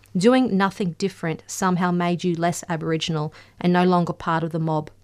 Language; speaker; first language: English; native; English